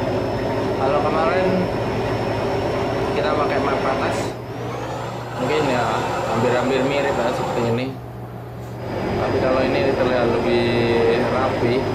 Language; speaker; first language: Indonesian; native; Indonesian